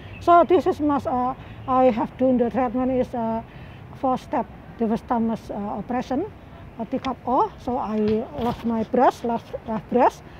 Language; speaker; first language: English; non-native, learner; Indonesian